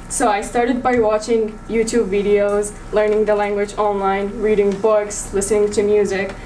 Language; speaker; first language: English; early bilingual, other home language; Arabic